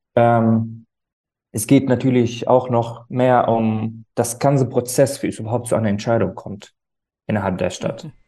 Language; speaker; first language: German; non-native, fluent; Arabic